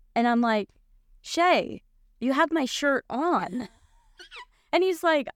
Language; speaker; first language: English; native; English